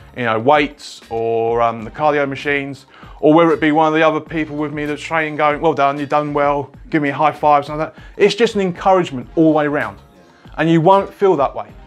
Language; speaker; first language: English; native; English